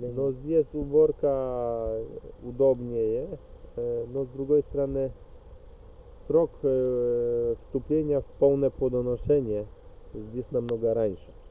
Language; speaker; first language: Russian; non-native, fluent; Polish